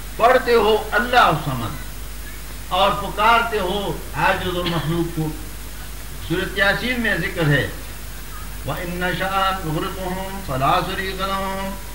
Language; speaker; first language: Urdu; non-native, local second language; Pashto